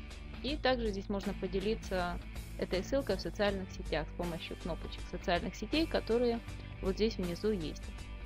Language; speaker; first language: Russian; native; Russian